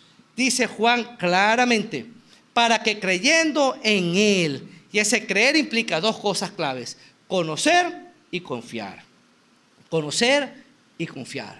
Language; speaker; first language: Spanish; native; Spanish